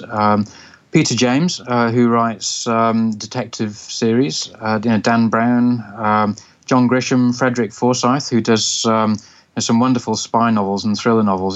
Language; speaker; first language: English; native; English